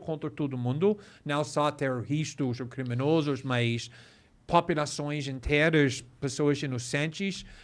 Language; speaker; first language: Portuguese; non-native, fluent; English